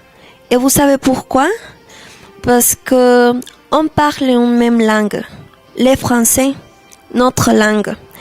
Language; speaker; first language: French; non-native, learner; Spanish